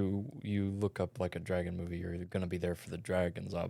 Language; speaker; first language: English; native; English